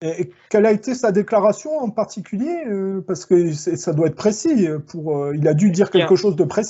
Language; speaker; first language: French; native; French